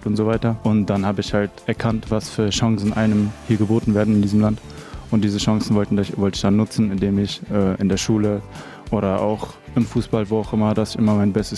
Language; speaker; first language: German; early bilingual, other home language; Arabic